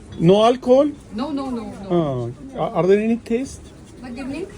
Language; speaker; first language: English; non-native, learner; Turkish